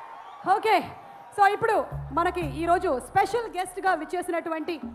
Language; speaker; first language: Telugu; native; Telugu